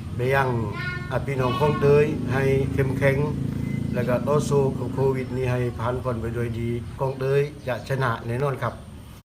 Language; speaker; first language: Thai; native; Thai